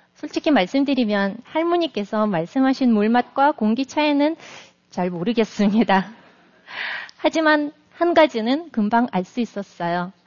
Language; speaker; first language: Korean; non-native, fluent; Russian